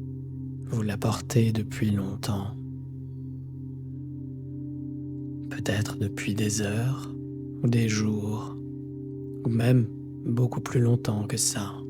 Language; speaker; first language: French; native; French